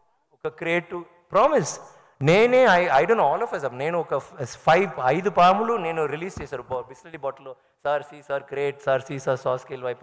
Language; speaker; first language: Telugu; non-native, learner; Tamil